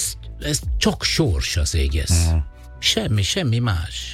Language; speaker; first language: Hungarian; non-native, fluent; Italian